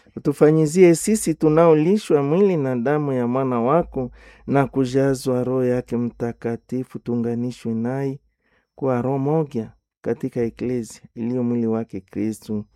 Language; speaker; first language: Swahili; non-native, local second language; Nande